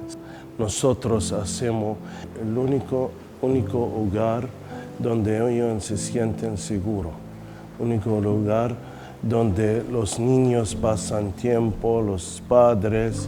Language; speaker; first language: Spanish; non-native, fluent; Arabic